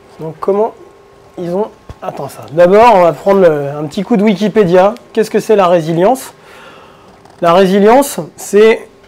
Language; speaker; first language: French; native; French